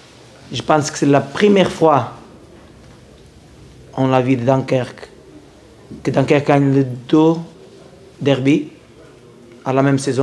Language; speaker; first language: French; non-native, learner; Portuguese